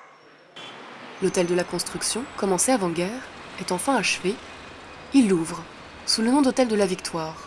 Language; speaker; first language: French; native; French